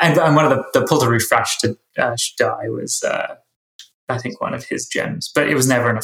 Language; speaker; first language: English; native; English